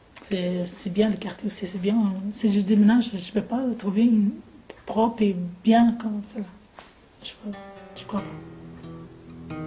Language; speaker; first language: French; non-native, local second language; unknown